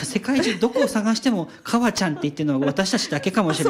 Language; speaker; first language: Japanese; native; Japanese